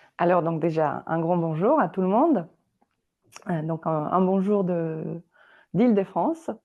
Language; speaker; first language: French; non-native, fluent; Polish